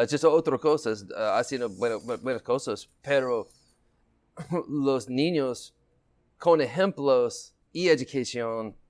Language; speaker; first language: Spanish; non-native, learner; English